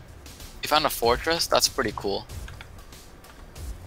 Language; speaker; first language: English; native; English